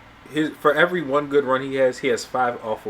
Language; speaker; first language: English; native; English